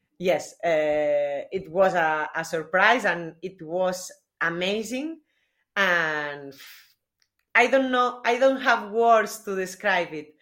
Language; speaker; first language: English; non-native, learner; Spanish